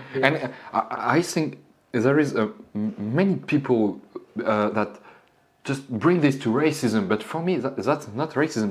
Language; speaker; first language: English; non-native, learner; French